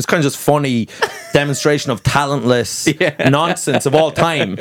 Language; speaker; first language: English; native; English